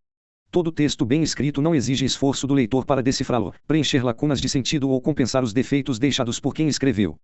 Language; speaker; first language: Portuguese; native; Portuguese